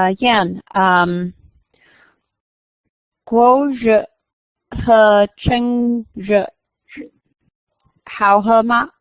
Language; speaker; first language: Chinese; non-native, learner; English